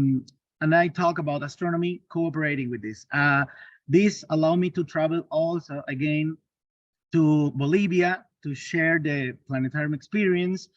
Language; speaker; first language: English; non-native, learner; Spanish